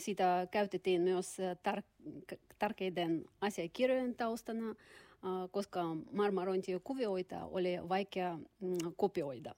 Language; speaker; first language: Finnish; non-native, learner; Russian